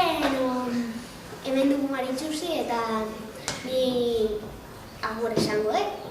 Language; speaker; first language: Basque; non-native, local second language; Spanish